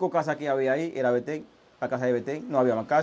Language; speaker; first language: Spanish; early bilingual, other home language; Haitian Creole